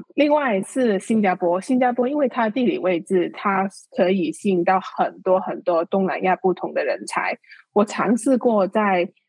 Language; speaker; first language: Chinese; non-native, local second language; Cantonese